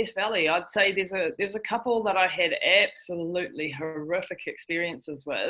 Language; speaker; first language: English; native; English